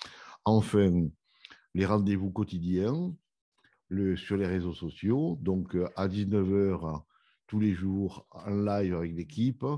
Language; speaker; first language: French; native; French